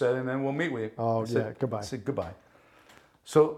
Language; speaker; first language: English; early bilingual, other home language; Italian